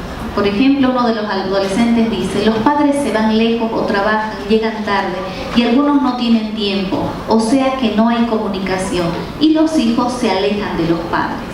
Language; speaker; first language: Spanish; native; Spanish